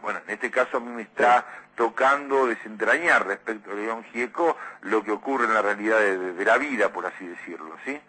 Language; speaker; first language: Spanish; native; Spanish